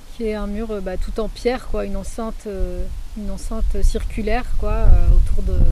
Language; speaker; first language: French; native; French